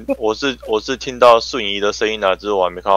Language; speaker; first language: Chinese; native; Chinese